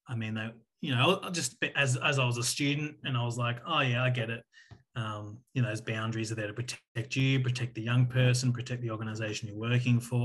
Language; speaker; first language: English; native; English